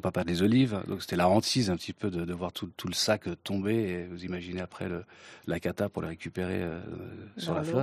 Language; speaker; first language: French; early bilingual, other home language; Kabyle